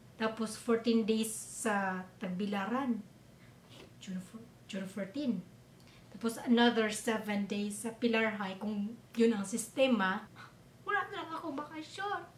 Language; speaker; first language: Filipino; non-native, local second language; Cebuano